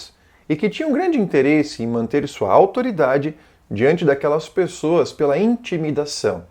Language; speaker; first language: Portuguese; native; Portuguese